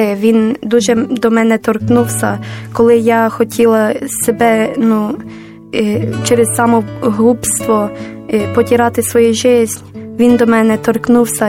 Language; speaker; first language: Ukrainian; non-native, learner; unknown